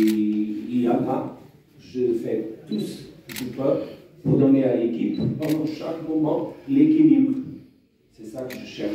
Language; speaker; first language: French; non-native, fluent; Portuguese